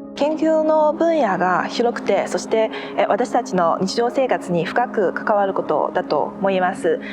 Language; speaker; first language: Japanese; non-native, fluent; Chinese